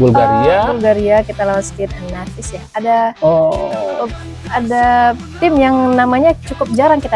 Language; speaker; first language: Indonesian; native; Indonesian